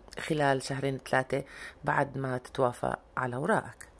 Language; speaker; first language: Arabic; native; Arabic